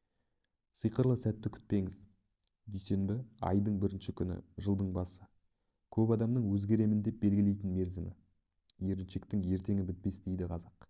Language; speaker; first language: Kazakh; native; Kazakh